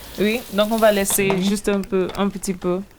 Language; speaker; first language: French; non-native, learner; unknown